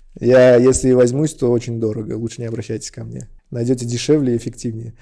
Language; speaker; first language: Russian; non-native, local second language; Uzbek